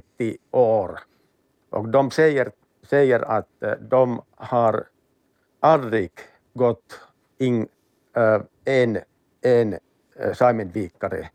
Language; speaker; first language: Swedish; non-native, learner; Finnish